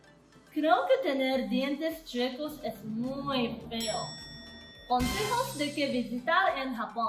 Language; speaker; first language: Spanish; non-native, learner; Japanese